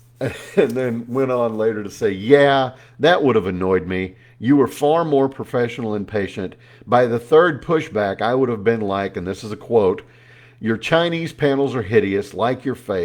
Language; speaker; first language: English; native; English